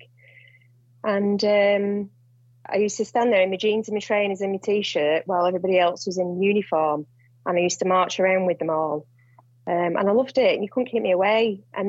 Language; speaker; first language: English; native; English